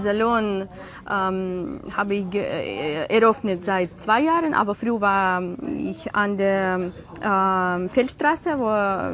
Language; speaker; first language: German; non-native, learner; Ukrainian